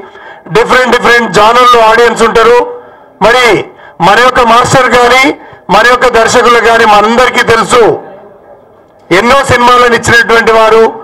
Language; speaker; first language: Telugu; native; Telugu